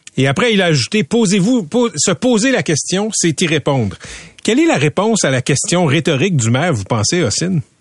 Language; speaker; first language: French; native; French